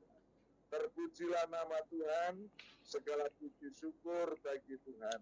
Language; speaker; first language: Indonesian; native; Indonesian